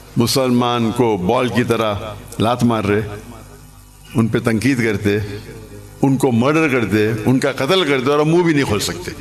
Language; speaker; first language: Urdu; non-native, local second language; English